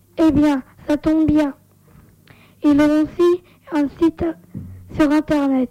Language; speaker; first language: French; native; French